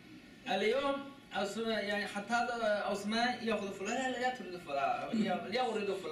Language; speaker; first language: Arabic; non-native, learner; Chinese